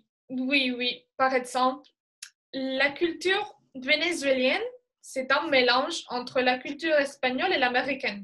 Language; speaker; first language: French; non-native, fluent; Spanish